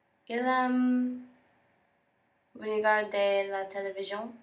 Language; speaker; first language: French; non-native, learner; English